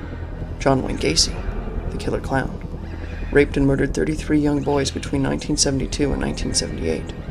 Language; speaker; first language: English; native; English